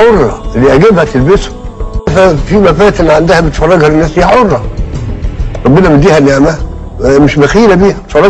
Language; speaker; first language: Arabic; native; Arabic